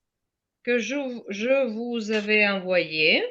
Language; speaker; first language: French; non-native, fluent; Ukrainian